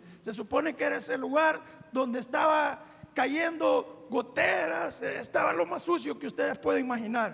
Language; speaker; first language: Spanish; native; Spanish